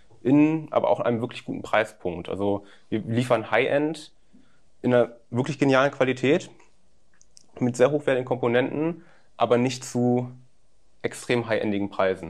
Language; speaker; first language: German; native; German